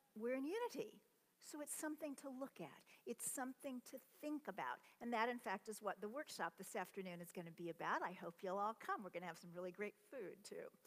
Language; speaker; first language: English; native; English